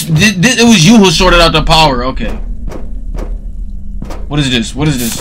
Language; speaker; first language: English; native; English